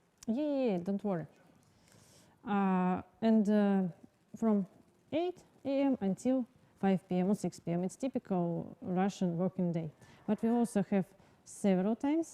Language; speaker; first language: English; non-native, learner; Russian